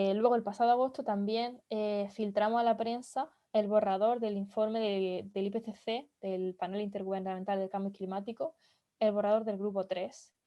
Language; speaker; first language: Spanish; native; Spanish